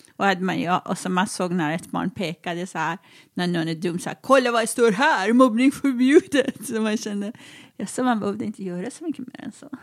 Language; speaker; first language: Swedish; non-native, fluent; Persian